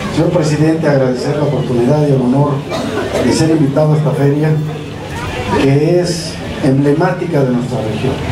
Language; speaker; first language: Spanish; native; Spanish